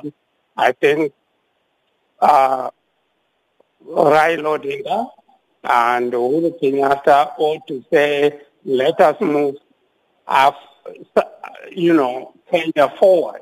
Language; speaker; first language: English; non-native, local second language; Luo (Kenya and Tanzania)